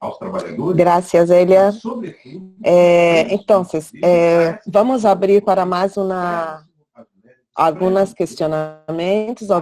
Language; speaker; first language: Spanish; non-native, local second language; Portuguese